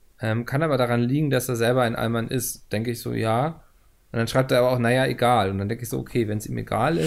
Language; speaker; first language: German; native; German